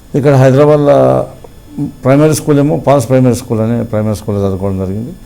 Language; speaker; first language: Telugu; native; Telugu